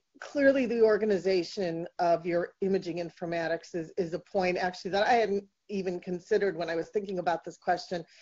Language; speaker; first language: English; native; English